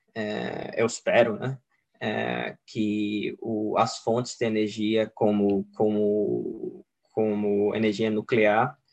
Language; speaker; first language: Portuguese; non-native, fluent; Swedish